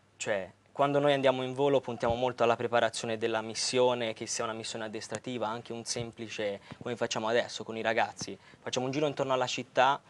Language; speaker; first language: Italian; native; Italian